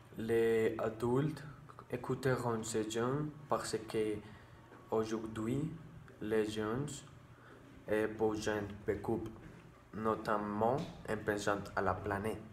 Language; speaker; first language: French; non-native, learner; Spanish